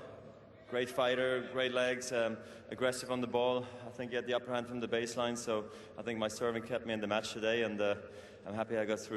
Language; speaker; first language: English; non-native, fluent; German